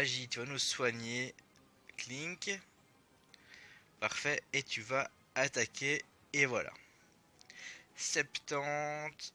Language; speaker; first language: French; native; French